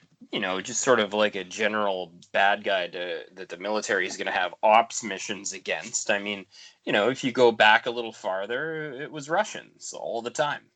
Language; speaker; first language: English; native; English